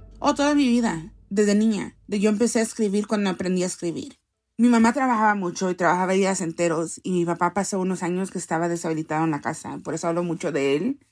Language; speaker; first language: Spanish; early bilingual, heritage; Spanish